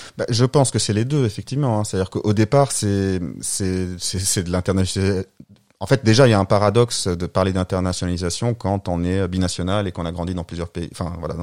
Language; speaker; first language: French; non-native, fluent; Arabic